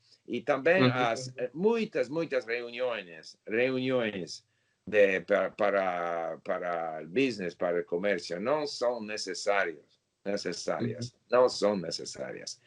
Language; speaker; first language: Portuguese; non-native, learner; English